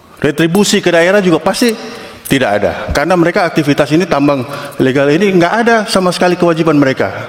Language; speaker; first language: Indonesian; native; Indonesian